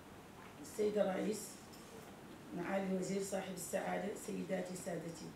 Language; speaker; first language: Arabic; native; Arabic